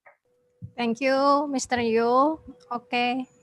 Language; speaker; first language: English; non-native, learner; Indonesian